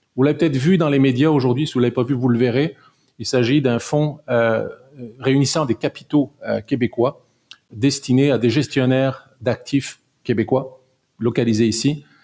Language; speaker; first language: French; native; French